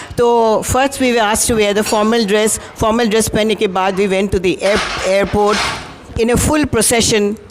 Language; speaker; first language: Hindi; non-native, local second language; Assamese